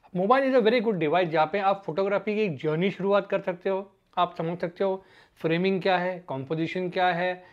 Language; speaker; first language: Hindi; native; Hindi